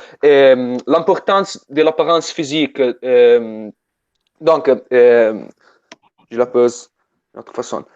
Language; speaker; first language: French; non-native, fluent; Italian